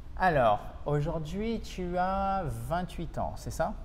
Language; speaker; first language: French; native; French